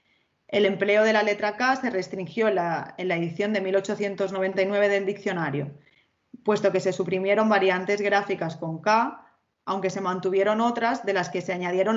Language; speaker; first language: Spanish; native; Spanish